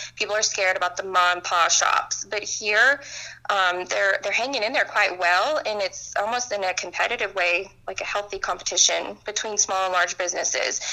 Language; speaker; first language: English; native; English